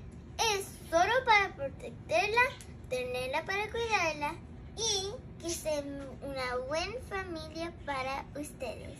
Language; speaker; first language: Spanish; early bilingual, heritage; Spanish